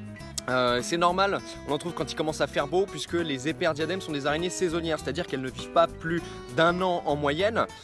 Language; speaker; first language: French; native; French